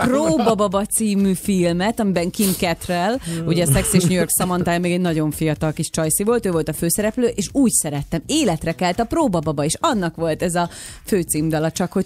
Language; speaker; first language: Hungarian; native; Hungarian